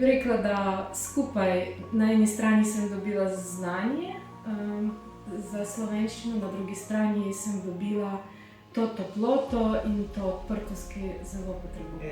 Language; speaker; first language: Slovenian; non-native, learner; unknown